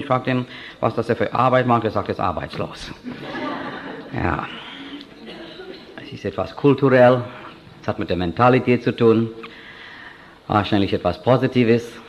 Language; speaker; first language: German; non-native, fluent; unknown